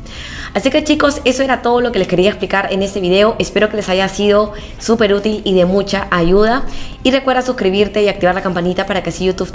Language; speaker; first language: Spanish; native; Spanish